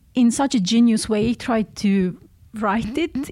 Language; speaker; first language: English; non-native, fluent; Armenian